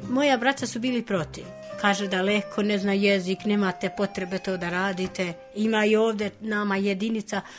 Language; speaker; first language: Serbian; non-native, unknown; Albanian